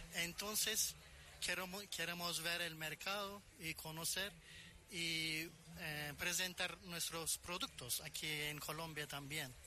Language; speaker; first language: Spanish; non-native, learner; Turkish